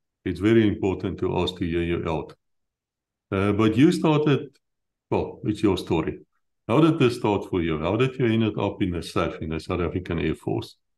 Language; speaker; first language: English; non-native, local second language; Afrikaans